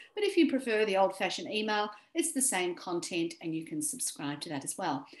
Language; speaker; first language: English; native; English